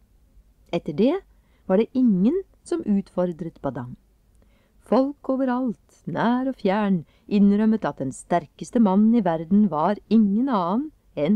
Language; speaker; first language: Norwegian; native; Norwegian